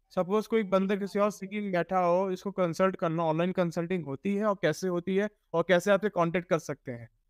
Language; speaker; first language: Hindi; native; Hindi